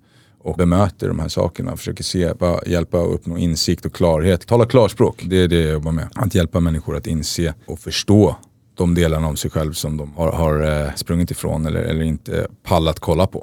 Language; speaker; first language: Swedish; native; Swedish